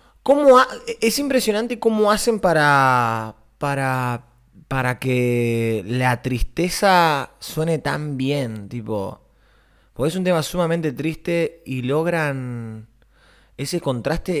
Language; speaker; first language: Spanish; native; Spanish